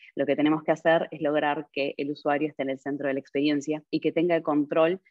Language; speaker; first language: Spanish; native; Spanish